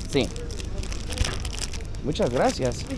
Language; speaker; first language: Spanish; non-native, fluent; English